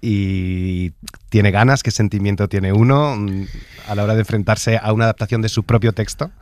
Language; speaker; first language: Spanish; native; Spanish